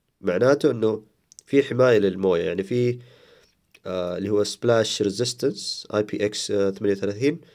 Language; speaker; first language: Arabic; native; Arabic